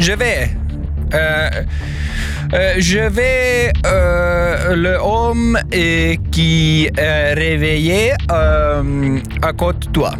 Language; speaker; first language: French; non-native, learner; Swedish